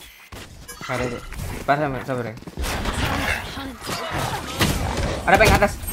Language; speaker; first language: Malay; non-native, local second language; Javanese